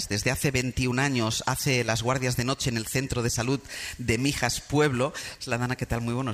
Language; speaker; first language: Spanish; native; Spanish